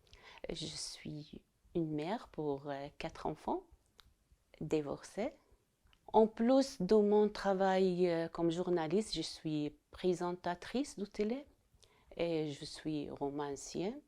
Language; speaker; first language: French; non-native, fluent; Arabic